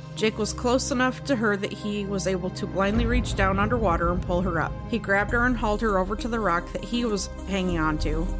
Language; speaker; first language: English; native; English